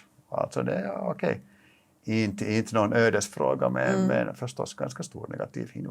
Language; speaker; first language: Swedish; non-native, local second language; Finnish